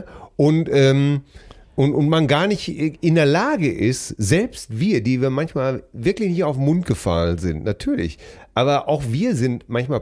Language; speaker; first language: German; native; German